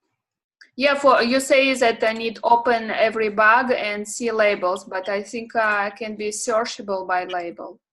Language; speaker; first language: English; non-native, learner; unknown